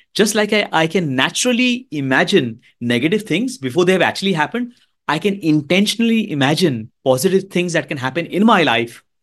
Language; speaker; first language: English; non-native, local second language; Hindi